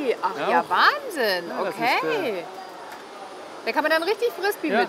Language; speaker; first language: German; native; German